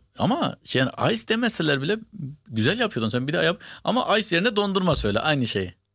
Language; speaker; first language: Turkish; native; Turkish